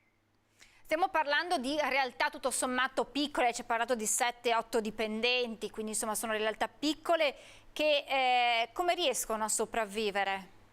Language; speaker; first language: Italian; native; Italian